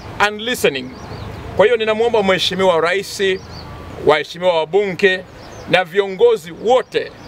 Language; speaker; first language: Swahili; non-native, local second language; Gusii